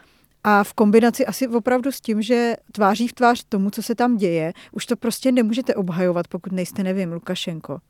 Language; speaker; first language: Czech; native; Czech